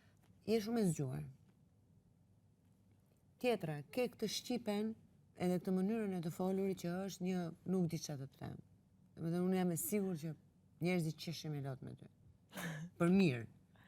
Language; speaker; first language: Albanian; native; Albanian